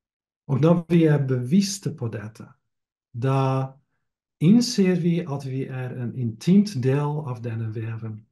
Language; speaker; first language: Norwegian; non-native, fluent; Dutch